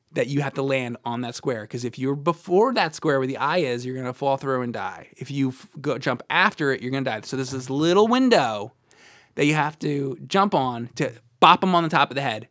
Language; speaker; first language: English; native; English